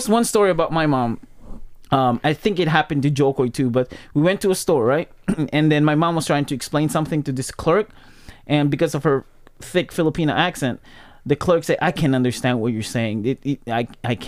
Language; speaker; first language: English; non-native, local second language; Pampanga